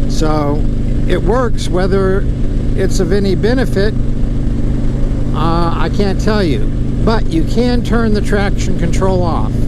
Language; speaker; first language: English; native; English